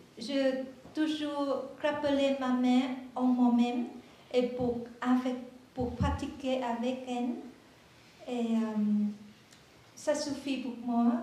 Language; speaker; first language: French; non-native, learner; Vietnamese